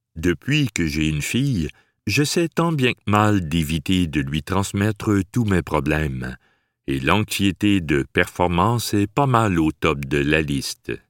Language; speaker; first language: French; native; French